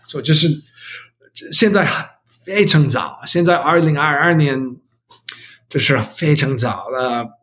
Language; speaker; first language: Chinese; non-native, learner; English